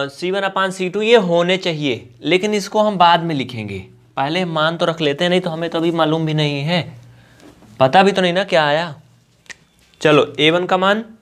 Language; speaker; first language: Hindi; native; Hindi